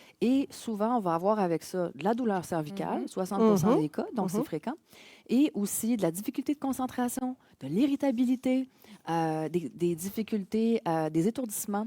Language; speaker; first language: French; native; French